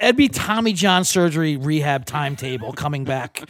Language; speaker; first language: English; native; English